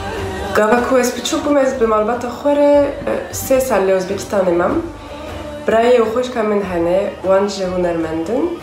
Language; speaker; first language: Kurdish; non-native, fluent; French